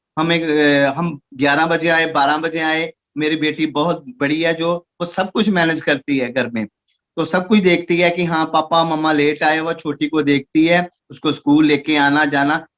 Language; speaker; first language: Hindi; non-native, local second language; Punjabi